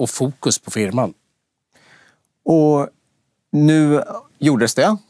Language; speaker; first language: Swedish; native; Swedish